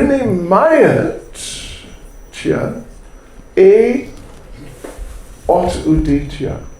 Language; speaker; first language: Russian; non-native, learner; English